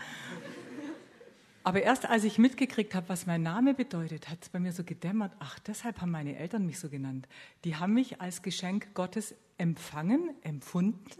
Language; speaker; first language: German; native; German